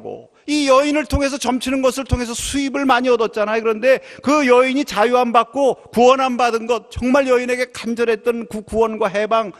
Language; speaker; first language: Korean; native; Korean